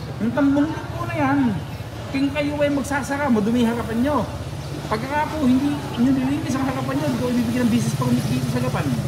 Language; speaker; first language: Filipino; native; Filipino